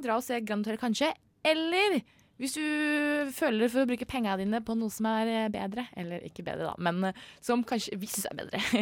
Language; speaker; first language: Norwegian; native; Norwegian